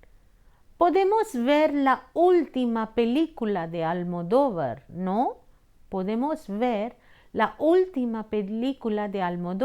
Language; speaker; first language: Spanish; non-native, fluent; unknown